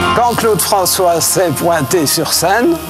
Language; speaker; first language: French; native; French